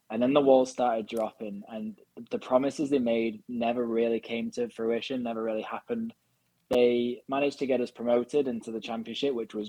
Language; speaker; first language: English; native; English